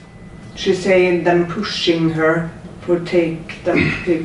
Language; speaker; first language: English; non-native, learner; Norwegian